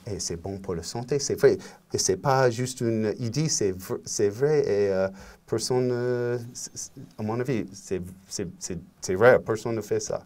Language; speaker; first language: French; non-native, learner; English